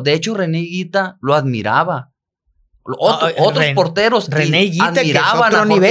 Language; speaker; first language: Spanish; native; Spanish